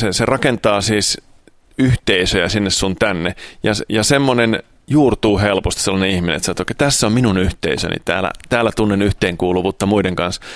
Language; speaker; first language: Finnish; early bilingual, other home language; Italian